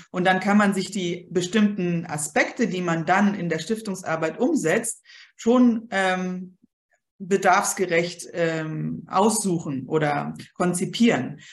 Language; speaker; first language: German; early bilingual, other home language; Polish